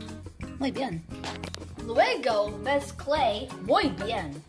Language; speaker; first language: Spanish; non-native, learner; English